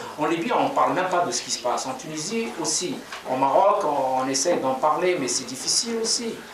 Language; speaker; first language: French; non-native, local second language; Kabyle